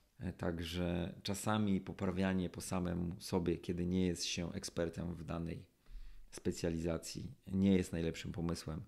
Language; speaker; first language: Polish; native; Polish